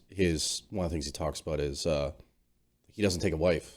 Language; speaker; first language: English; native; English